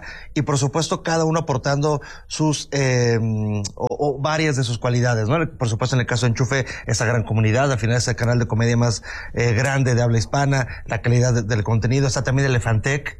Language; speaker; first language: Spanish; native; Spanish